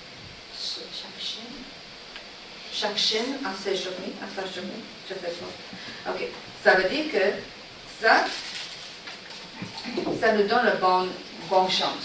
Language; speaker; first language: French; non-native, learner; Chinese